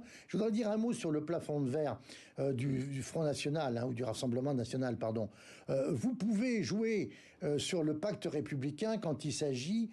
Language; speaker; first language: French; native; French